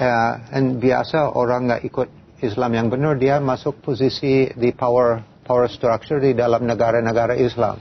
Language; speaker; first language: Indonesian; non-native, fluent; English